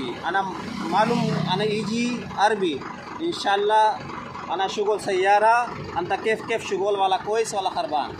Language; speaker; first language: Arabic; non-native, learner; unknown